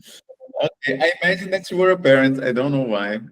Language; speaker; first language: English; non-native, fluent; Portuguese